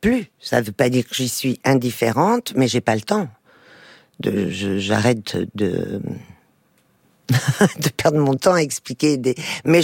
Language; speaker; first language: French; non-native, fluent; Portuguese